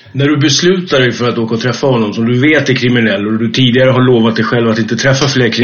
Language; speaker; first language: Swedish; native; Swedish